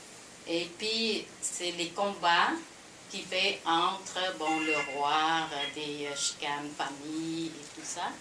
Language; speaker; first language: French; non-native, fluent; Khmer